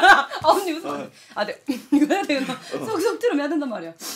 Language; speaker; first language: Korean; native; Korean